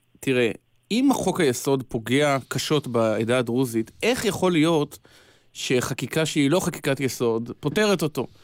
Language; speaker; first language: Hebrew; native; Hebrew